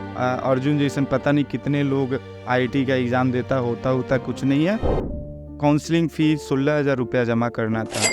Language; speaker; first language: Hindi; native; Hindi